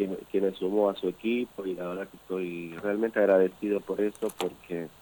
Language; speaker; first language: Spanish; native; Spanish